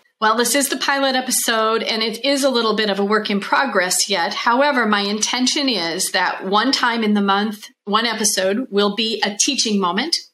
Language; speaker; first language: English; native; English